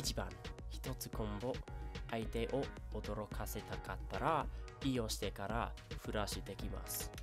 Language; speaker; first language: Japanese; non-native, learner; English